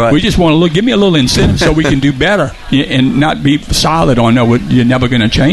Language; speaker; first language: English; native; English